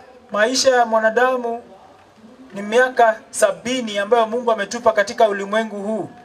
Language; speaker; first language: Swahili; native; Swahili